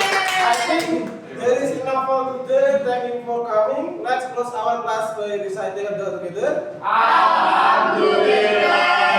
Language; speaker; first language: English; non-native, learner; Indonesian